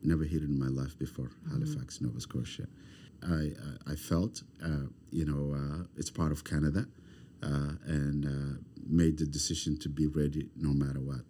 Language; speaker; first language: English; non-native, fluent; Somali